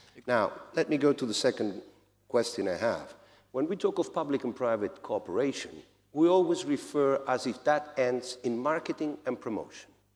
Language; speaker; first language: English; non-native, fluent; Spanish